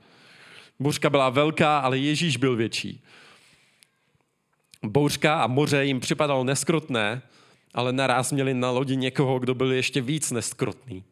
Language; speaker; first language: Czech; native; Czech